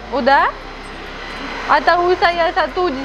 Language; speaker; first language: Indonesian; non-native, learner; Russian